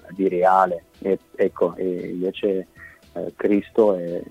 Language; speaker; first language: Italian; non-native, fluent; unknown